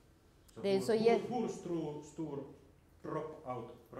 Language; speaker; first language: Swedish; non-native, local second language; Finnish